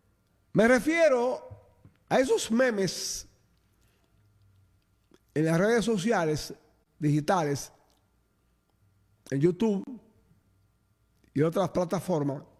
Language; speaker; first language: Spanish; native; Spanish